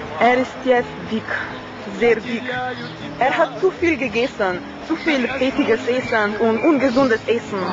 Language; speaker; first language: German; non-native, learner; Slovenian